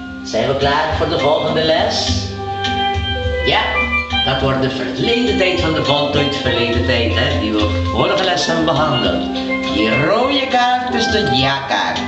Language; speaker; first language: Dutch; non-native, local second language; Papiamento